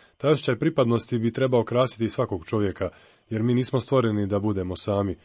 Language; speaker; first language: Croatian; native; Croatian